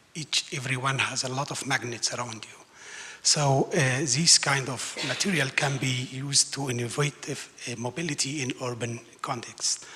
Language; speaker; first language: English; non-native, fluent; Arabic